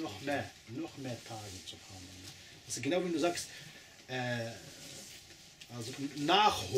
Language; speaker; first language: German; non-native, fluent; Arabic